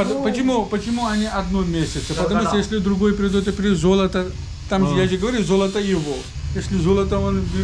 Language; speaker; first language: Russian; non-native, learner; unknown